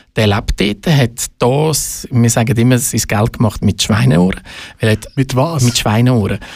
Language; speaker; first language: German; native; German